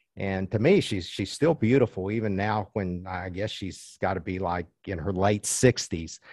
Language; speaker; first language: English; early bilingual, other home language; Chinese